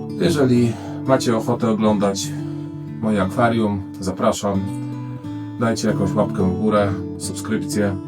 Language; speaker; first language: Polish; native; Polish